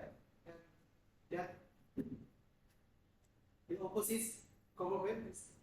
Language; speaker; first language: English; non-native, learner; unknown